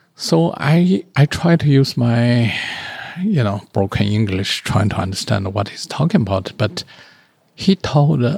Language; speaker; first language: English; non-native, learner; Chinese